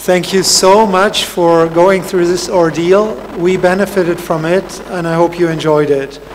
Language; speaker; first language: English; non-native, fluent; German